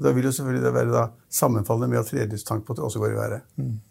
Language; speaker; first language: Norwegian; native; Norwegian